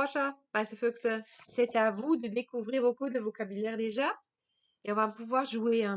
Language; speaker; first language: French; non-native, fluent; German